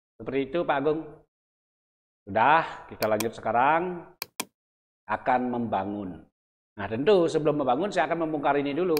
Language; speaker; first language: Indonesian; non-native, local second language; Balinese